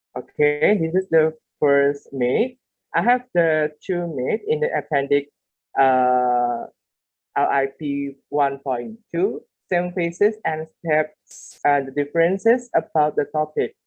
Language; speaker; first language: English; non-native, learner; Indonesian